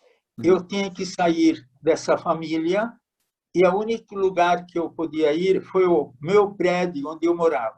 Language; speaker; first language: Portuguese; non-native, fluent; Hungarian